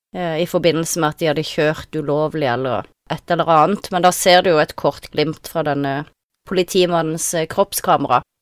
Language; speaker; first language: Norwegian; native; Norwegian